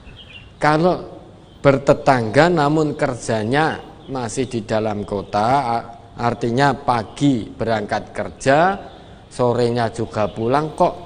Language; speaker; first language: Indonesian; non-native, local second language; Javanese